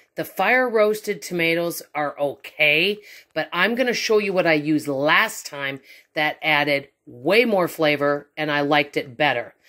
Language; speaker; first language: English; native; English